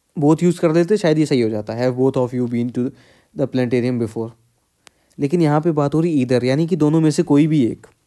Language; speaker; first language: Hindi; native; Hindi